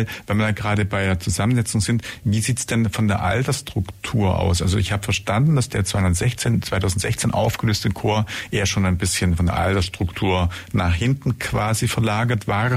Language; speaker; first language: German; native; German